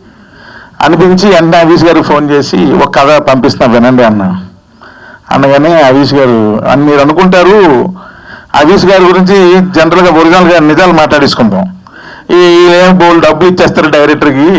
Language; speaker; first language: Telugu; native; Telugu